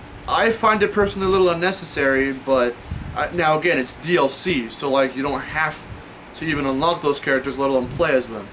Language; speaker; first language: English; native; English